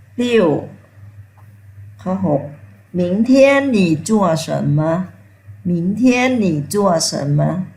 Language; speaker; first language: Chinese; non-native, fluent; Thai